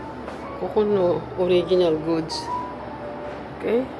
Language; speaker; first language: Japanese; non-native, learner; Filipino